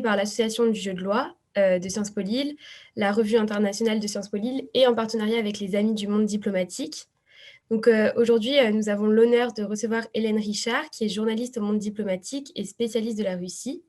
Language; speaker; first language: French; native; French